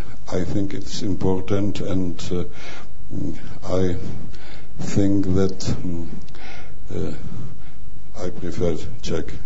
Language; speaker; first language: English; non-native, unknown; Czech